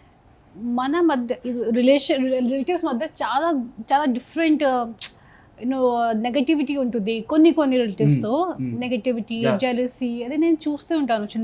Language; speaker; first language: Telugu; non-native, local second language; Hindi